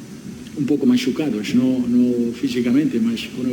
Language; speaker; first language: Portuguese; non-native, learner; Spanish